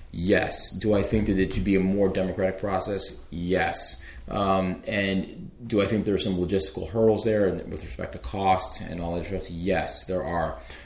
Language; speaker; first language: English; native; English